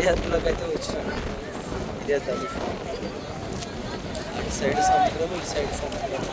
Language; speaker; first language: Telugu; native; Telugu